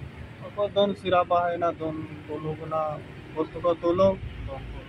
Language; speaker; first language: Filipino; non-native, learner; Punjabi